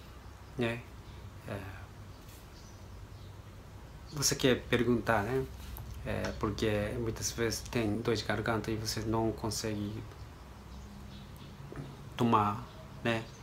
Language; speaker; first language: Portuguese; non-native, fluent; Japanese